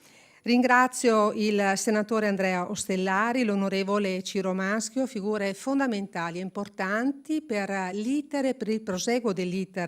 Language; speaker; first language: Italian; native; Italian